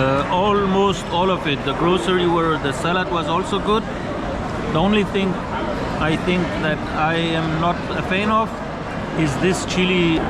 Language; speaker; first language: English; non-native, fluent; Pashto